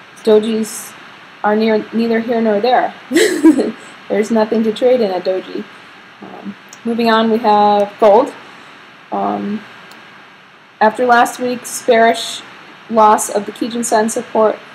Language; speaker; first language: English; native; English